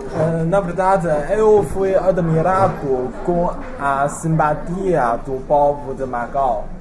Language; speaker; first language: Portuguese; non-native, learner; Chinese